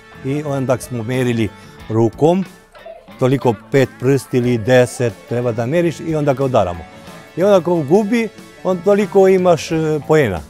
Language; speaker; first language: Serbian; non-native, local second language; Romanian